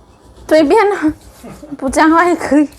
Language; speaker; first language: Chinese; non-native, learner; Javanese